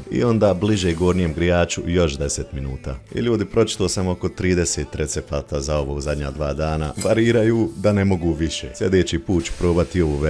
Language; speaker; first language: Bosnian; native; Bosnian